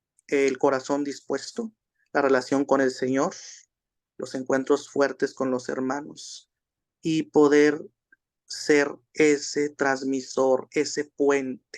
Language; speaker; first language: Spanish; native; Spanish